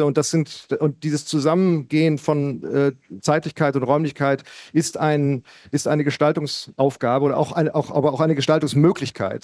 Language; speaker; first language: German; native; German